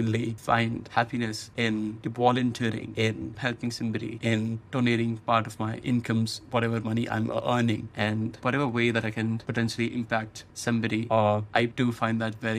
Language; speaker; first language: English; non-native, local second language; Hindi